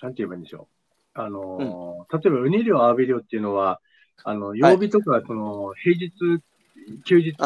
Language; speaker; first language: Japanese; native; Japanese